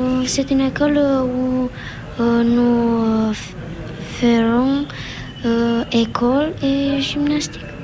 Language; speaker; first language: French; non-native, learner; Romanian